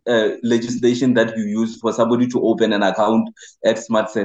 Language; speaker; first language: English; non-native, local second language; Southern Sotho